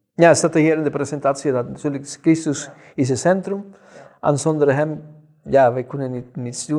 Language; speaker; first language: Dutch; non-native, fluent; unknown